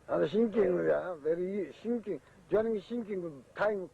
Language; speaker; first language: English; non-native, learner; Japanese